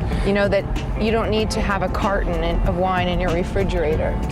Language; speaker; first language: English; native; English